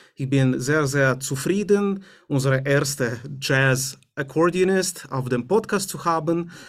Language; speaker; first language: German; non-native, learner; Romanian